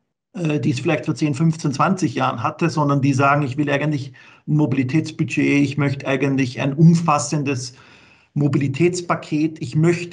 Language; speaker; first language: German; native; German